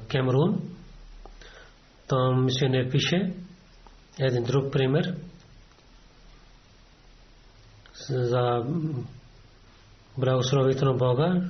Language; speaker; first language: Bulgarian; non-native, fluent; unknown